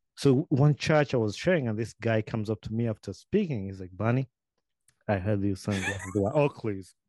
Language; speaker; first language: English; non-native, local second language; Ganda